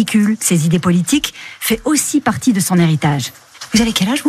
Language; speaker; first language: French; native; French